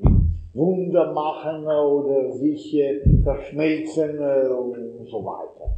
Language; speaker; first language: German; non-native, learner; Italian